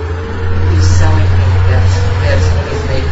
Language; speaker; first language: English; native; English